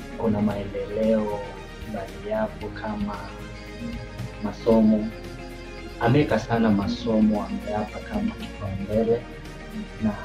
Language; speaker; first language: Swahili; non-native, local second language; Luyia